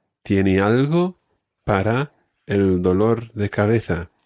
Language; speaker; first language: Spanish; non-native, fluent; English